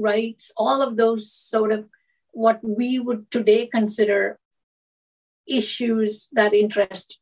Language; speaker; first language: English; non-native, local second language; Malayalam